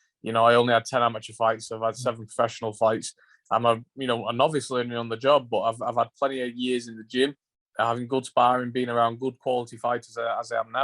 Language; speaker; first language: English; native; English